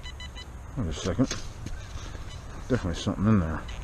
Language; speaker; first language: English; native; English